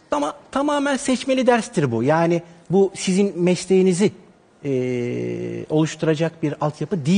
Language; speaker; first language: Turkish; native; Turkish